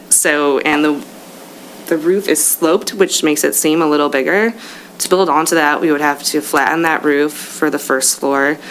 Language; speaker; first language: English; native; English